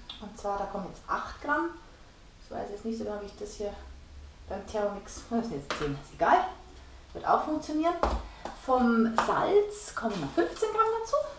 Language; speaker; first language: German; native; German